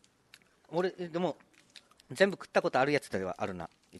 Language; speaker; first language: Japanese; native; Japanese